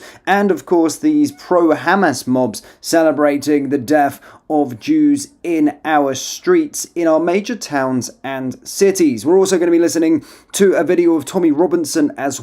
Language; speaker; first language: English; native; English